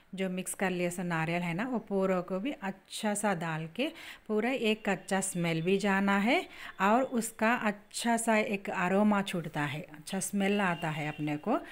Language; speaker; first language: Hindi; native; Hindi